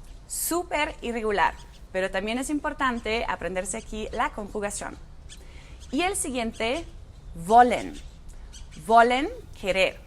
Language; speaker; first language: Spanish; non-native, fluent; German